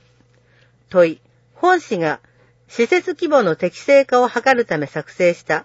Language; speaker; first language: Japanese; native; Japanese